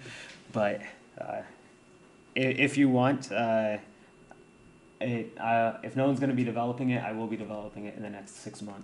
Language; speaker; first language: English; native; English